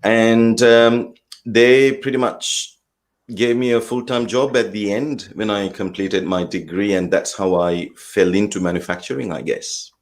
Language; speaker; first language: English; non-native, local second language; Sinhala